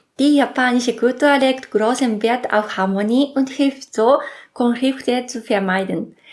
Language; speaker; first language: German; non-native, fluent; Japanese